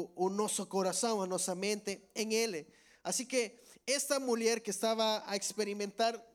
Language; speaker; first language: Portuguese; non-native, learner; Spanish